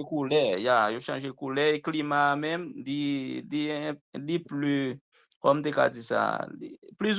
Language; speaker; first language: French; non-native, local second language; Haitian Creole